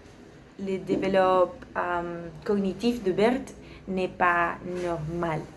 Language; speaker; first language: French; non-native, learner; Spanish